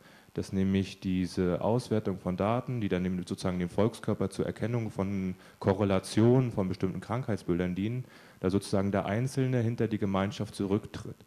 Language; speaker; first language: German; native; German